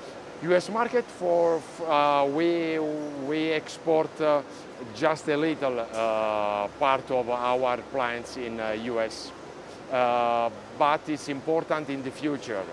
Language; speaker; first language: English; non-native, learner; Italian